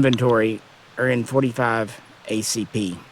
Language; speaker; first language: English; native; English